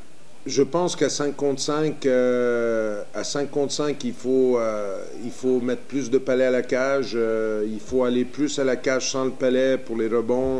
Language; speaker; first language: French; native; French